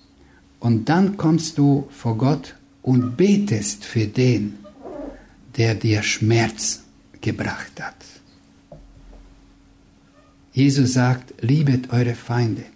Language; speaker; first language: German; non-native, fluent; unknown